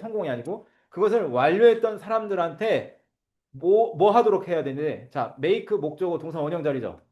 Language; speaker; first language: Korean; native; Korean